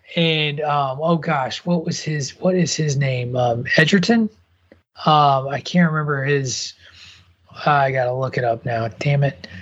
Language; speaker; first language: English; native; English